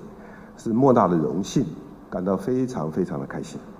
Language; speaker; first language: Chinese; native; Chinese